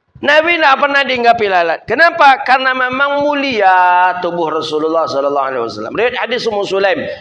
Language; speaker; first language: Malay; non-native, local second language; Minangkabau